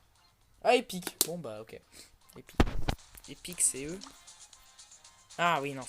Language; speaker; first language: French; native; French